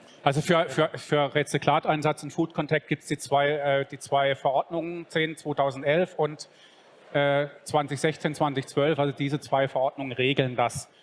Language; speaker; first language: German; native; German